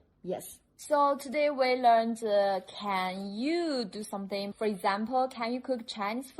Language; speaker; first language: English; non-native, fluent; Chinese